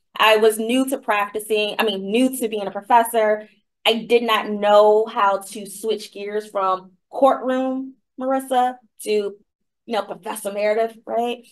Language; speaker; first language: English; native; English